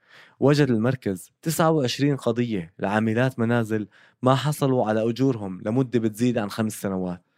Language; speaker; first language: Arabic; native; Arabic